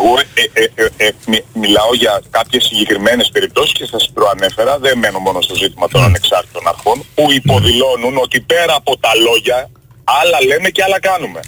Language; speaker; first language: Greek; native; Greek